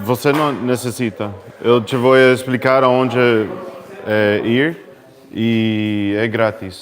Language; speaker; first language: Portuguese; non-native, learner; Spanish